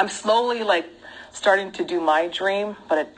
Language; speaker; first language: English; native; English